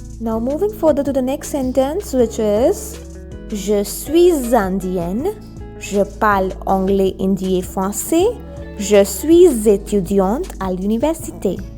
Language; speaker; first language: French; non-native, fluent; Hindi